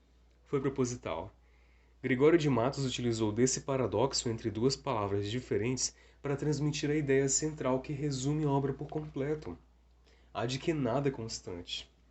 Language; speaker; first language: Portuguese; native; Portuguese